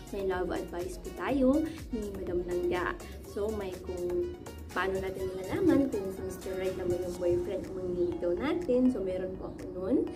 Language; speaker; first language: Filipino; non-native, local second language; Cebuano